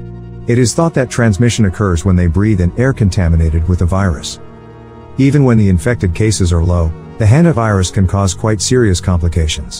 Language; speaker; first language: English; non-native, fluent; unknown